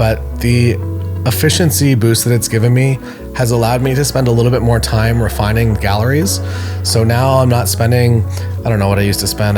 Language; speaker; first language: English; native; English